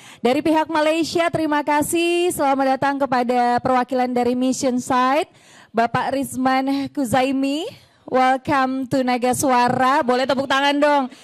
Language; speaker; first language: Indonesian; native; Indonesian